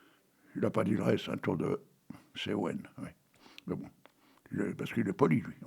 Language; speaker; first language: French; native; French